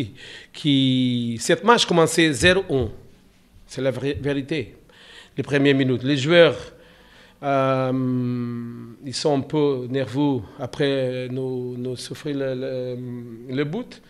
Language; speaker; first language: French; non-native, learner; Portuguese